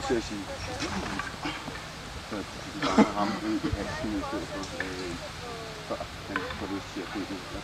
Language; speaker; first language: Danish; native; Danish